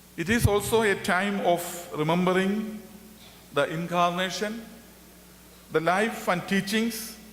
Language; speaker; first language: English; non-native, local second language; Malayalam